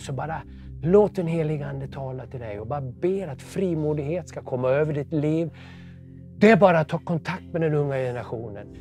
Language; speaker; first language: Swedish; native; Swedish